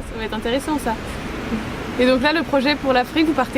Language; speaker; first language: French; native; French